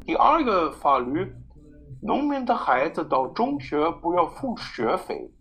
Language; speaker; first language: Chinese; non-native, learner; German